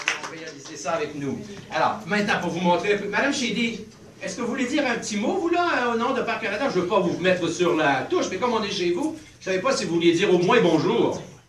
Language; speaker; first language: French; native; French